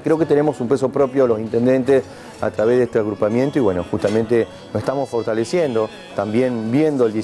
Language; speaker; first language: Spanish; native; Spanish